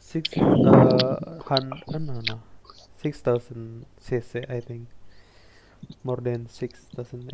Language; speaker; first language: English; non-native, learner; Indonesian